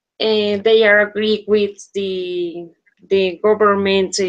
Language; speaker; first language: English; non-native, learner; Spanish